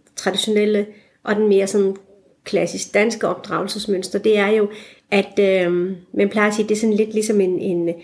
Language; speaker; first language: Danish; early bilingual, other home language; Turkish